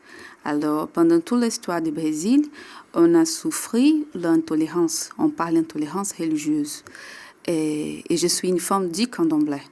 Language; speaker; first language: French; non-native, learner; Portuguese